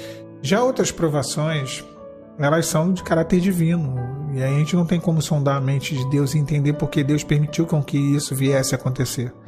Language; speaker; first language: Portuguese; native; Portuguese